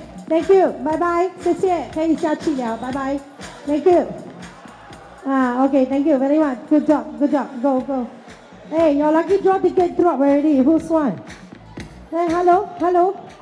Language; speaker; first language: English; non-native, local second language; Chinese